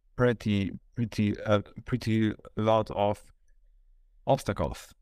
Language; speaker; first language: English; non-native, fluent; Polish